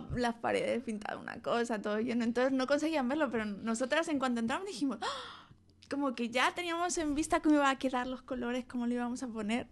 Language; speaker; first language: Spanish; native; Spanish